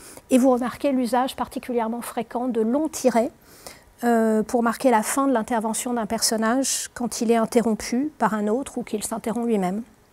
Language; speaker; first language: French; native; French